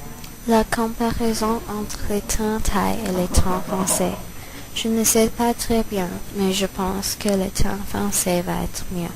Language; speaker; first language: French; non-native, learner; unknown